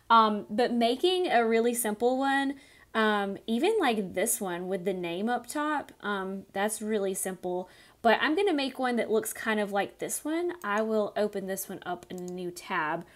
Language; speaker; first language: English; native; English